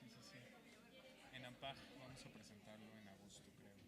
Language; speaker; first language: Spanish; native; Spanish